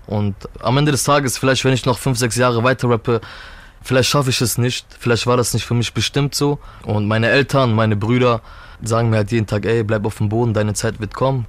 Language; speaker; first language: German; early bilingual, other home language; Turkish